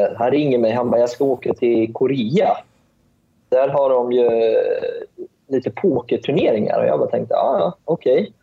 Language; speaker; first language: Swedish; early bilingual, other home language; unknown